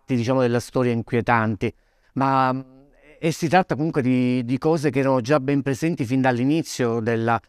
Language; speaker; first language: Italian; native; Italian